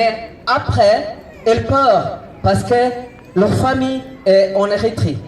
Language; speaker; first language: French; non-native, learner; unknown